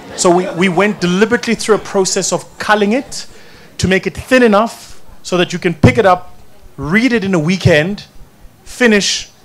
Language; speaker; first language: English; non-native, local second language; Zulu